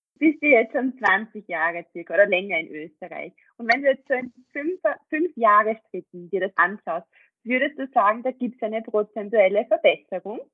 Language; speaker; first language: German; native; German